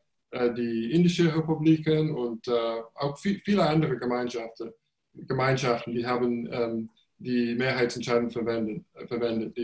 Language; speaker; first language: German; non-native, fluent; English